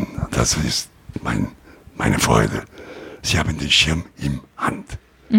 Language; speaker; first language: German; non-native, learner; Italian